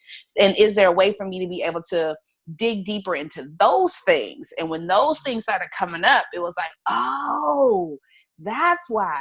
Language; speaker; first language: English; native; English